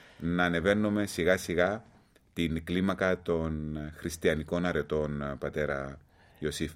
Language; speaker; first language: Greek; native; Greek